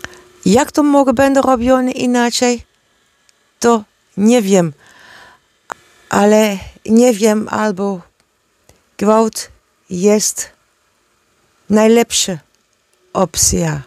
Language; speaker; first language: Polish; non-native, learner; Dutch